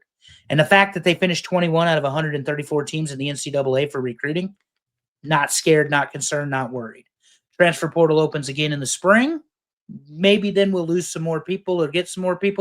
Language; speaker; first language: English; native; English